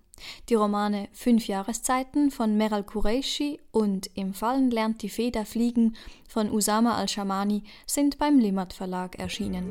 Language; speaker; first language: German; native; German